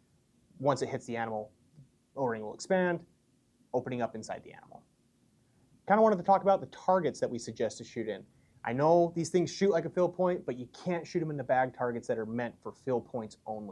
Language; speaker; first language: English; native; English